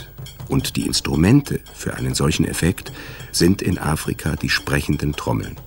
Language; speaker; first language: German; native; German